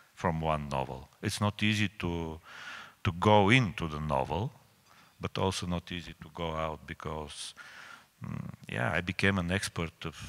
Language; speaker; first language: English; non-native, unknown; Bulgarian